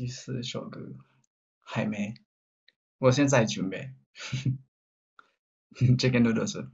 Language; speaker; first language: Chinese; non-native, learner; Japanese